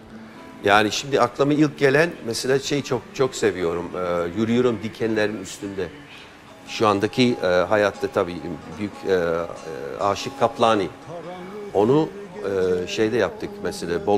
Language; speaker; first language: Turkish; non-native, fluent; English